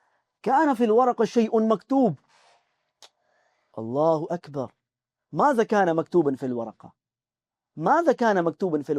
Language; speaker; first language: Arabic; non-native, fluent; Urdu